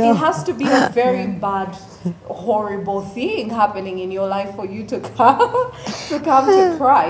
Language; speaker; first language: English; non-native, local second language; Ganda